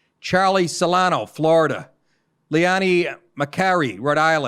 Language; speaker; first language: English; native; English